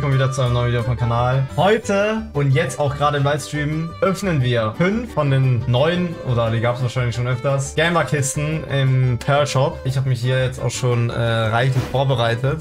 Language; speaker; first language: German; native; German